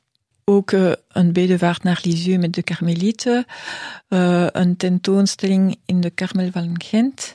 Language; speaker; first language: Dutch; non-native, local second language; French